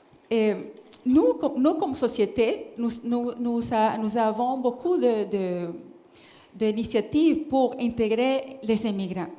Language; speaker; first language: French; non-native, fluent; Spanish